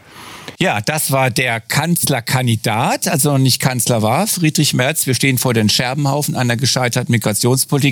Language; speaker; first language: German; native; German